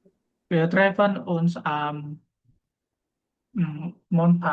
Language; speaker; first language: German; non-native, learner; Indonesian